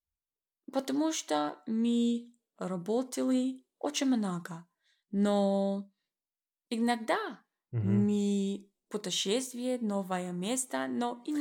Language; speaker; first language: Russian; non-native, learner; English